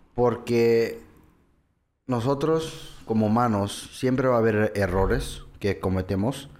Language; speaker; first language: Spanish; early bilingual, heritage; English